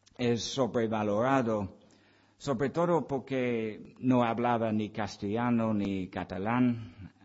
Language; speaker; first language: Spanish; non-native, fluent; English